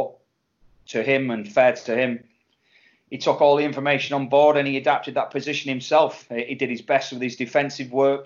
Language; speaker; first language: English; native; English